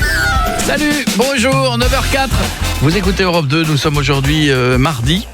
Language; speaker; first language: French; native; French